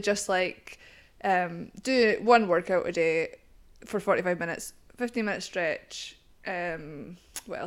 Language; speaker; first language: English; native; English